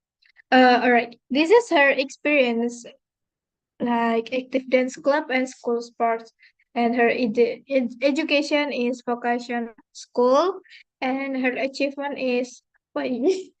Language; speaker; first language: English; non-native, fluent; Indonesian